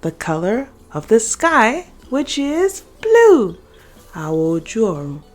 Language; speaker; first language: English; non-native, local second language; Yoruba